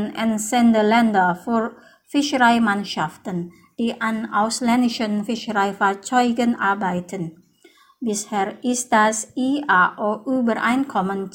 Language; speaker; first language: German; non-native, fluent; Indonesian